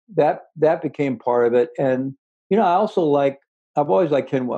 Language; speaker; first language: English; native; English